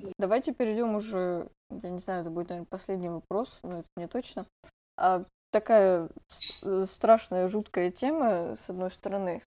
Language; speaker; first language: Russian; native; Russian